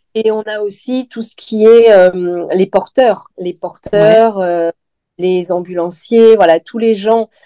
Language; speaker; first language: French; native; French